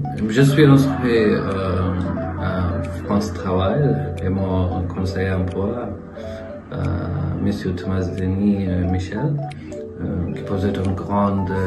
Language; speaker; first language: French; non-native, fluent; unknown